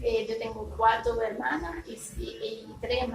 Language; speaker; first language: Spanish; non-native, learner; Haitian Creole